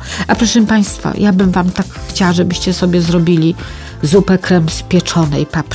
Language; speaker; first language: Polish; native; Polish